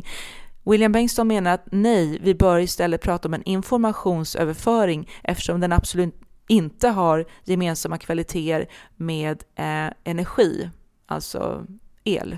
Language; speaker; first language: Swedish; native; Swedish